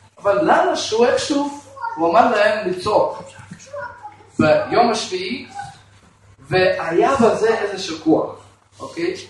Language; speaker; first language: Hebrew; non-native, fluent; Russian